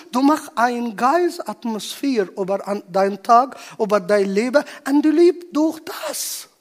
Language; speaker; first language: German; non-native, learner; Arabic